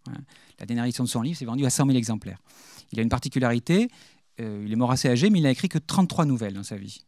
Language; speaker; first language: French; native; French